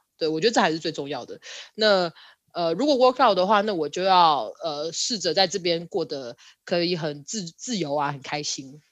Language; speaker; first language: Chinese; native; Chinese